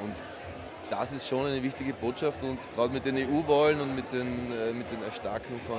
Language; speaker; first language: German; native; German